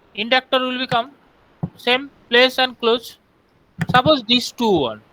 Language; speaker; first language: English; non-native, local second language; Bangla